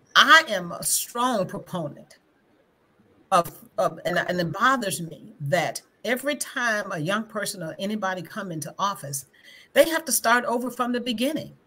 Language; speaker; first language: English; native; English